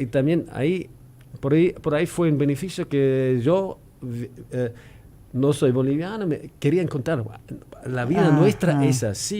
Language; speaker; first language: Spanish; non-native, fluent; German